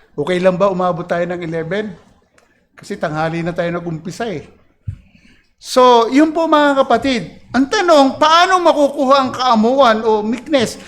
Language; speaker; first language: Filipino; native; Filipino